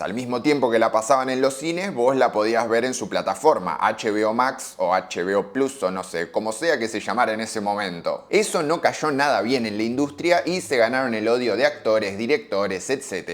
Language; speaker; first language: Spanish; native; Spanish